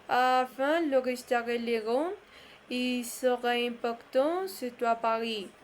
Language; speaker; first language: French; non-native, learner; Spanish